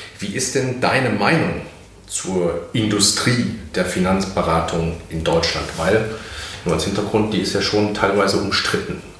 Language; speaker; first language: German; native; German